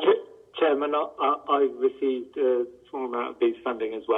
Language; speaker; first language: English; native; English